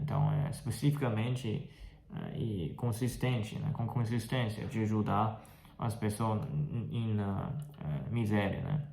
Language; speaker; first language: Portuguese; non-native, fluent; Chinese